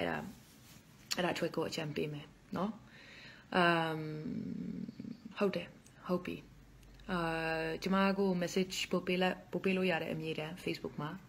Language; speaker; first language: Burmese; non-native, fluent; Dutch